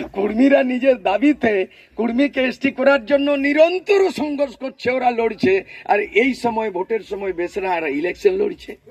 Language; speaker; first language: Bangla; non-native, local second language; Santali